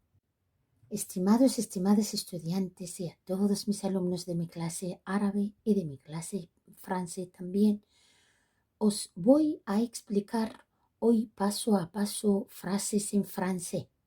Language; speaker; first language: Spanish; non-native, fluent; Arabic